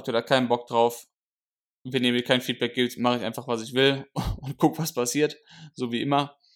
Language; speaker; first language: German; native; German